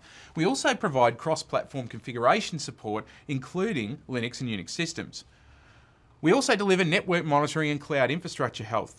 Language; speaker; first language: English; native; English